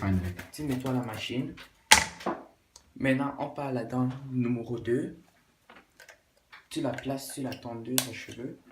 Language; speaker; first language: French; non-native, local second language; English